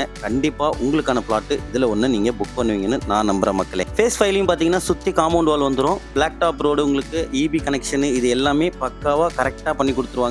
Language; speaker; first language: Tamil; native; Tamil